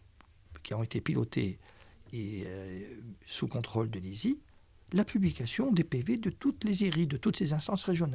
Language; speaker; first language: French; non-native, local second language; Arabic